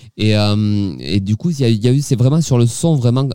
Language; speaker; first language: French; native; French